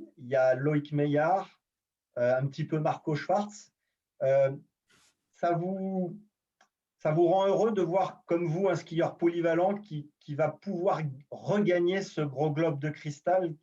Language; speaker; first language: French; native; French